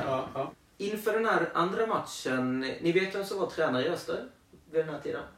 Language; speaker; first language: Swedish; native; Swedish